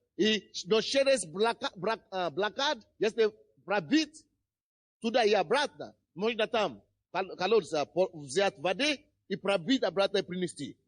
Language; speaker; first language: Russian; non-native, fluent; Yoruba